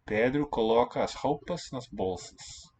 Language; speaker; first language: Portuguese; non-native, learner; English